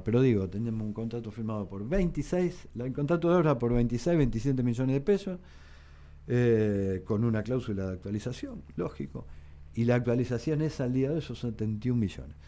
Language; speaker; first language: Spanish; native; Spanish